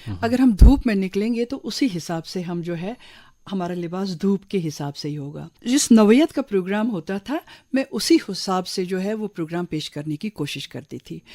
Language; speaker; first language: Urdu; non-native, local second language; Kashmiri